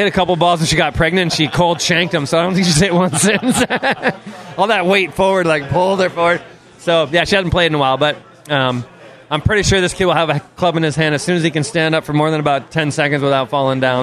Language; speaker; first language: English; native; English